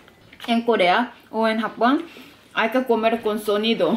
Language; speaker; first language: Spanish; non-native, fluent; Korean